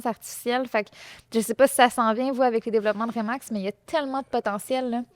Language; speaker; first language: French; native; French